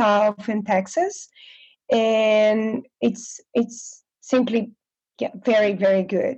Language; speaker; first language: English; non-native, fluent; Portuguese